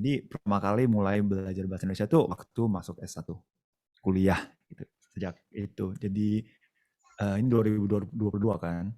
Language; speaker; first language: Indonesian; non-native, fluent; Japanese